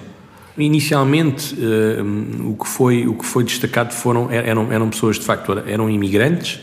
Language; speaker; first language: Portuguese; native; Portuguese